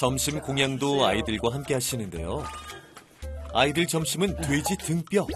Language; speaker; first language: Korean; native; Korean